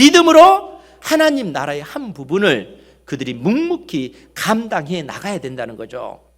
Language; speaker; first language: Korean; native; Korean